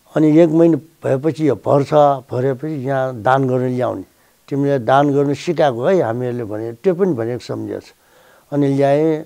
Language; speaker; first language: Nepali; non-native, local second language; Newari